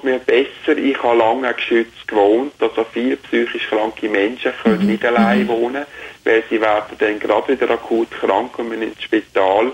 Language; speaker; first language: German; native; German